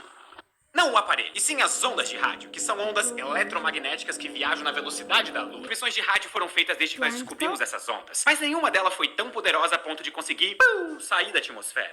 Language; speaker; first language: Portuguese; native; Portuguese